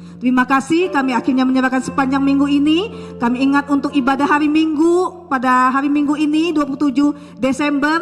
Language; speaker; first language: Malay; native; Malay